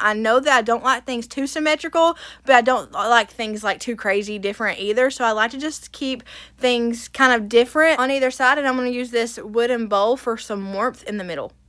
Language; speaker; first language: English; native; English